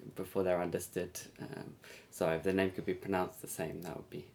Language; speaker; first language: English; native; English